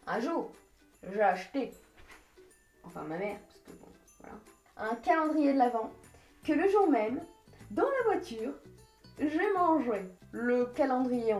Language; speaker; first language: French; native; French